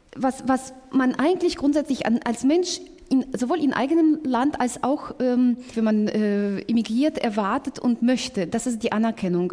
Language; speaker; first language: German; non-native, fluent; Russian